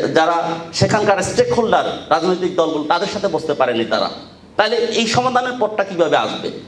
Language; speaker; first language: Bangla; non-native, local second language; Chakma